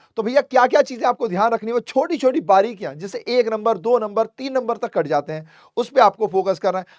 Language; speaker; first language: Hindi; native; Hindi